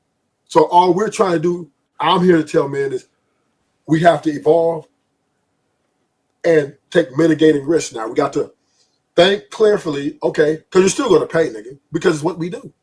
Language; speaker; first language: English; native; English